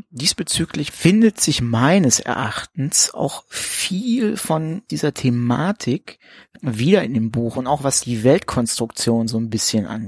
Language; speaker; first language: German; native; German